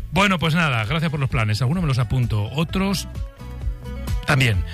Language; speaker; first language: Spanish; native; Spanish